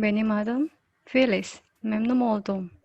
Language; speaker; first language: Turkish; non-native, learner; Indonesian